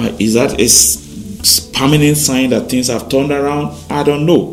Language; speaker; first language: English; non-native, local second language; Yoruba